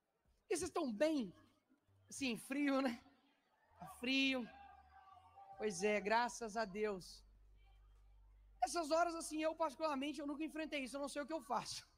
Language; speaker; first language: Portuguese; native; Portuguese